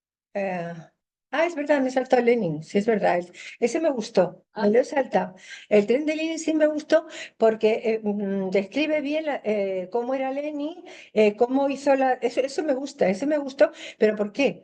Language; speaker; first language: Spanish; native; Spanish